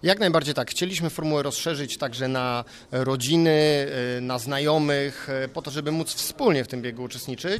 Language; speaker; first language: Polish; native; Polish